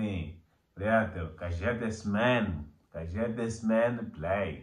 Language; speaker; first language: Bulgarian; non-native, learner; Portuguese